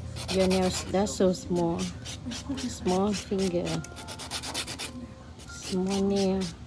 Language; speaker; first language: English; non-native, learner; Vietnamese